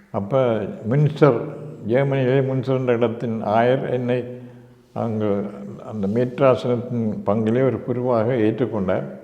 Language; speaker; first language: Tamil; native; Tamil